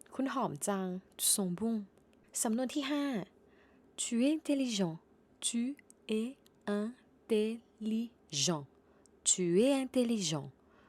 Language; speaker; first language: Thai; native; Thai